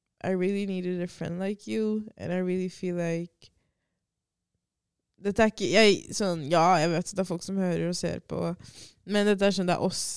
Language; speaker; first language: Norwegian; early bilingual, heritage; Norwegian